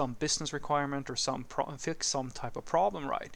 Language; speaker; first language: English; non-native, fluent; Swedish